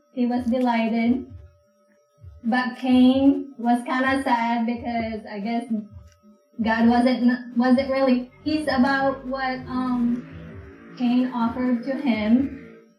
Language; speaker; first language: English; non-native, local second language; Filipino